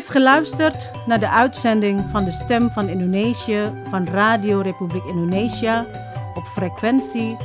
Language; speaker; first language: Dutch; non-native, fluent; Indonesian